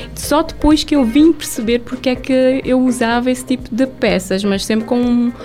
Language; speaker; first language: Portuguese; non-native, local second language; Kabuverdianu